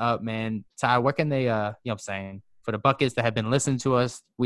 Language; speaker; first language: English; native; English